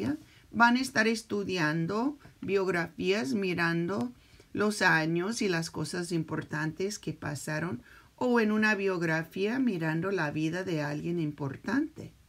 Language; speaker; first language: Spanish; early bilingual, heritage; Spanish